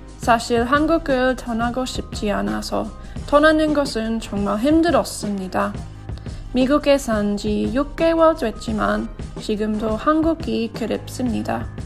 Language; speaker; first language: Korean; non-native, learner; English